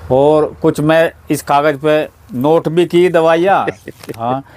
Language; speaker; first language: Hindi; native; Hindi